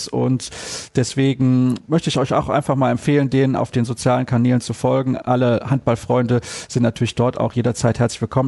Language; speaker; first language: German; native; German